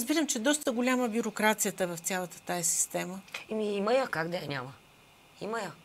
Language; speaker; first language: Bulgarian; native; Bulgarian